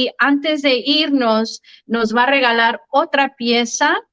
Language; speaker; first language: Spanish; early bilingual, heritage; Spanish